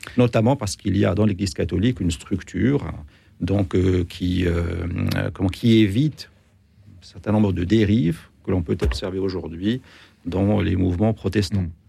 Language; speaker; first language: French; native; French